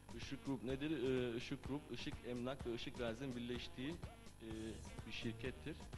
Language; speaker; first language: Turkish; early bilingual, heritage; Turkish